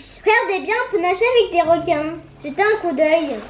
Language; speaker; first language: French; native; French